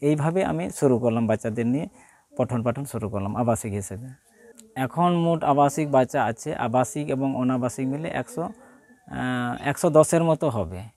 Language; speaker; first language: Bangla; non-native, local second language; Santali